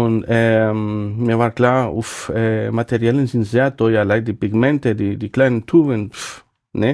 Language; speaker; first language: German; non-native, fluent; Spanish